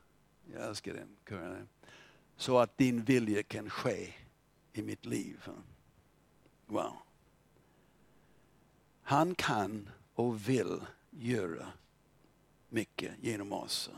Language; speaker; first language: Swedish; non-native, fluent; English